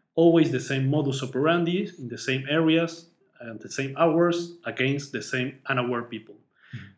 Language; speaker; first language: English; non-native, fluent; Spanish